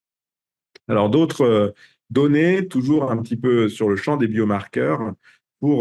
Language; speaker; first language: French; native; French